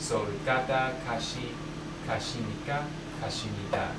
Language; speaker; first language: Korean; non-native, learner; English